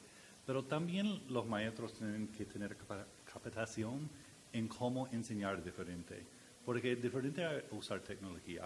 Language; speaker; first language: Spanish; non-native, learner; English